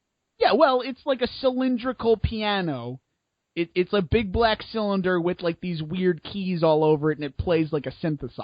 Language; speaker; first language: English; native; English